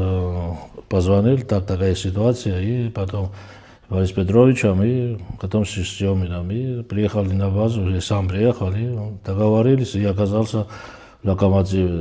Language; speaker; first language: Russian; non-native, fluent; Georgian